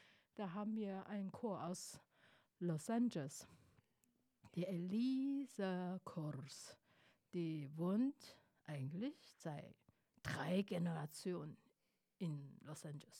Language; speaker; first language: German; non-native, fluent; Chinese